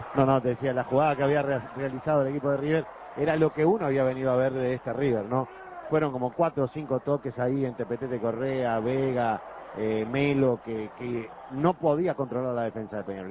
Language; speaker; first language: Spanish; native; Spanish